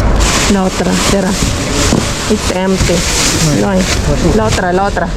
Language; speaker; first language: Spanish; non-native, learner; Filipino